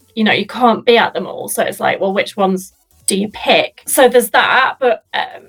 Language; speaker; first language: English; native; English